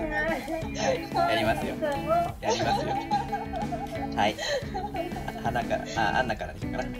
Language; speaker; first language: Japanese; native; Japanese